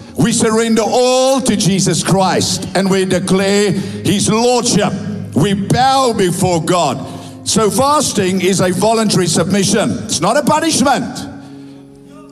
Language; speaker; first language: English; non-native, local second language; Afrikaans